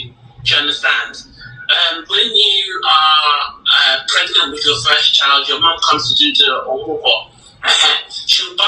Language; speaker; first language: English; native; English